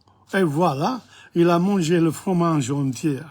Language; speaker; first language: French; non-native, fluent; English